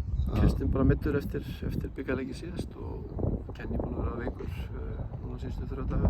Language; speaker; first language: Icelandic; native; Icelandic